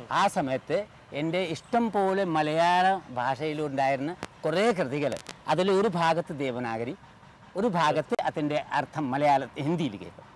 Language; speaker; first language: Malayalam; non-native, fluent; Hindi